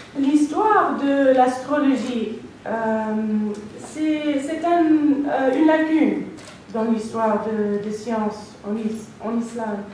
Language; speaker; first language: French; non-native, fluent; English